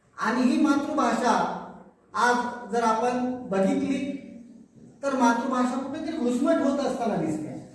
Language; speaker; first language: Marathi; native; Marathi